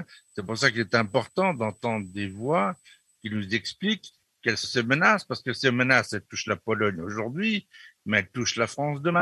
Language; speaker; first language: French; native; French